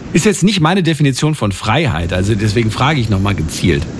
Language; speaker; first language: German; native; German